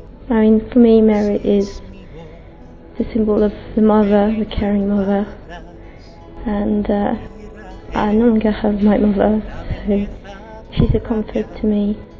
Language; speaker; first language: English; non-native, fluent; French